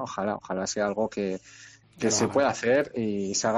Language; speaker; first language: Spanish; native; Spanish